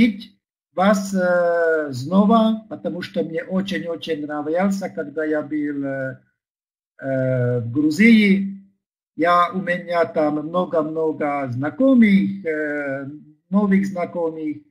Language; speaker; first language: Russian; non-native, learner; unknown